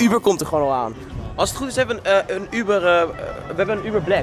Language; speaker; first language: Dutch; native; Dutch